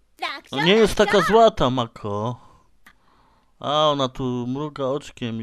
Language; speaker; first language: Polish; native; Polish